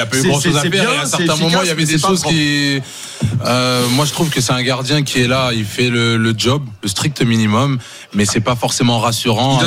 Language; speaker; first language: French; native; French